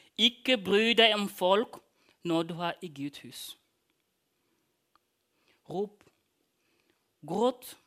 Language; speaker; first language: Norwegian; non-native, fluent; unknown